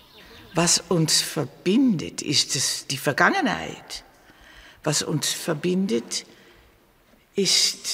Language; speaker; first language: German; early bilingual, heritage; German